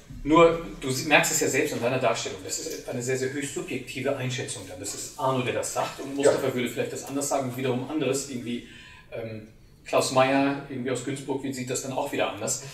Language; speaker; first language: German; native; German